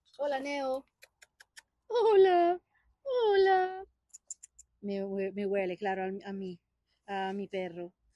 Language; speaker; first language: Spanish; non-native, learner; Italian